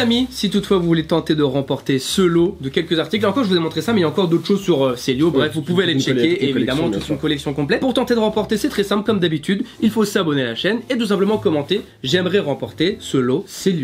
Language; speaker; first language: French; native; French